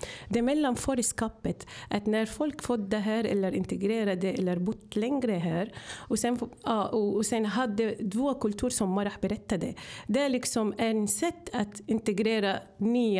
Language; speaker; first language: Swedish; non-native, fluent; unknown